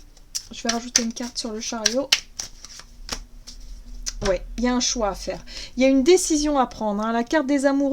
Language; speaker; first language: French; native; French